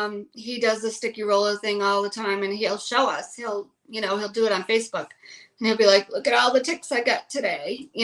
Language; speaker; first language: English; native; English